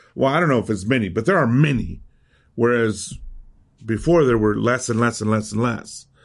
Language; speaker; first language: English; early bilingual, other home language; Spanish